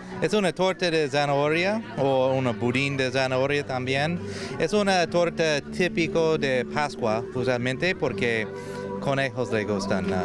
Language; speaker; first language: Spanish; non-native, learner; English